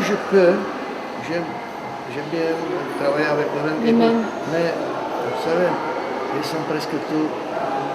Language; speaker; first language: French; non-native, fluent; Czech